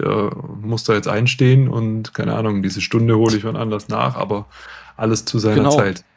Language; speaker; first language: German; native; German